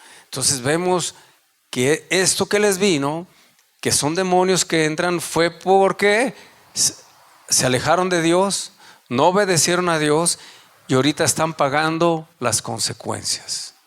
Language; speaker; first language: Spanish; native; Spanish